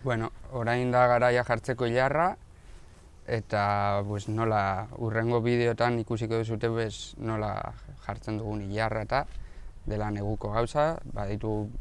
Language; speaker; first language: Basque; non-native, local second language; Spanish